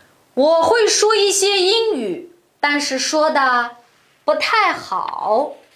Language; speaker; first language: Chinese; non-native, local second language; Uyghur